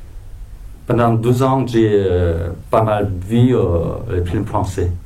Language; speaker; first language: French; non-native, fluent; Korean